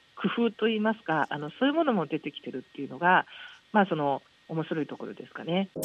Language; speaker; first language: Japanese; native; Japanese